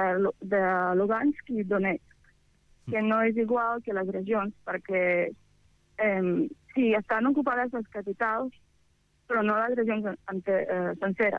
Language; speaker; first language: Catalan; non-native, fluent; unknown